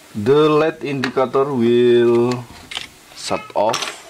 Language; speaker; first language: English; non-native, learner; Javanese